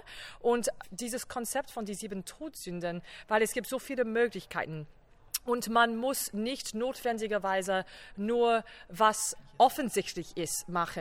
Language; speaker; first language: German; non-native, fluent; English